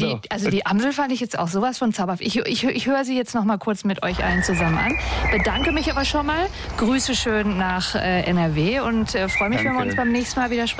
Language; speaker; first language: German; native; German